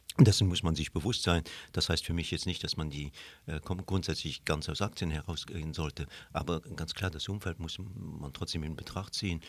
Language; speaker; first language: German; non-native, local second language; Luxembourgish